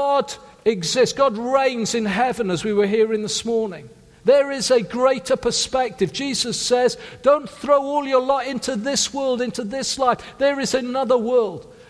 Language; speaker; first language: English; native; English